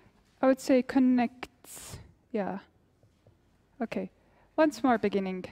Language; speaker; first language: English; non-native, fluent; Estonian